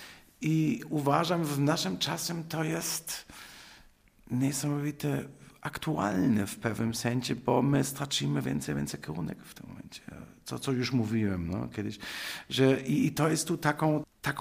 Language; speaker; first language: Polish; non-native, fluent; German